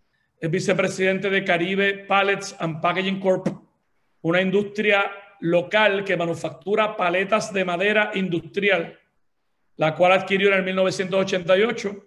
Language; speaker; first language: Spanish; native; Spanish